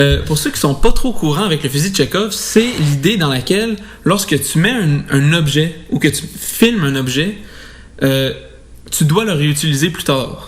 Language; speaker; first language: French; native; French